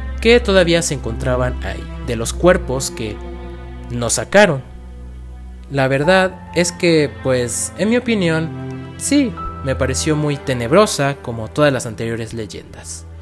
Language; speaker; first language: Spanish; native; Spanish